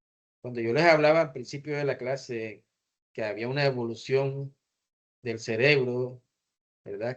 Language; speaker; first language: Spanish; native; Spanish